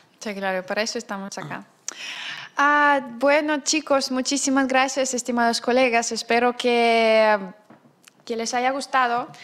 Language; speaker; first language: Spanish; non-native, fluent; Russian